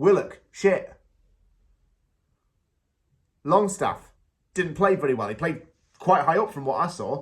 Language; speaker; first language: English; native; English